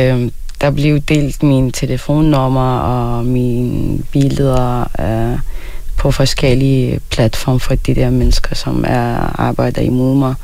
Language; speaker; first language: Danish; early bilingual, other home language; Arabic